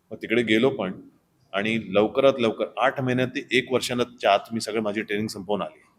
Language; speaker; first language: Marathi; non-native, fluent; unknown